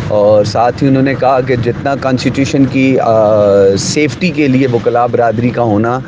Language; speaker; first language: Urdu; non-native, local second language; Northern Hindko